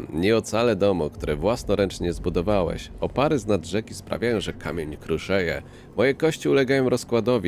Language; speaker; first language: Polish; native; Polish